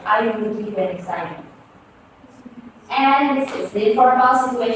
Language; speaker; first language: English; non-native, fluent; Indonesian